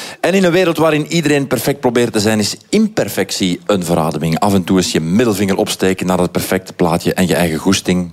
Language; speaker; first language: Dutch; native; Dutch